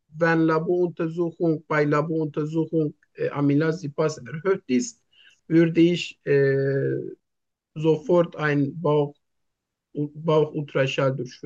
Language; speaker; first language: German; non-native, learner; Turkish